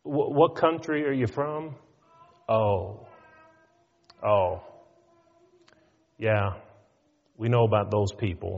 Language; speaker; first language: English; native; English